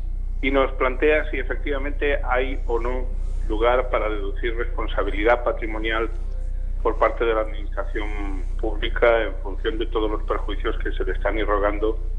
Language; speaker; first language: Spanish; native; Spanish